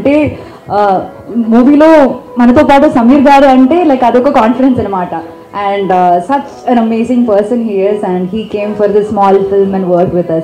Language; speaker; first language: Telugu; non-native, fluent; Malayalam